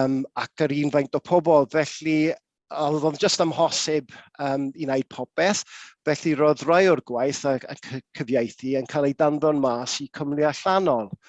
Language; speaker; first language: Welsh; non-native, local second language; English